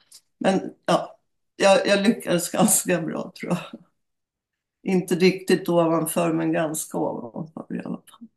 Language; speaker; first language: Swedish; native; Swedish